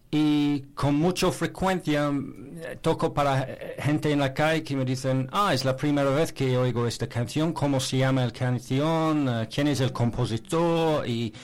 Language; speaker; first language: Spanish; non-native, learner; English